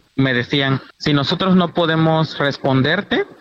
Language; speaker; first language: Spanish; native; Spanish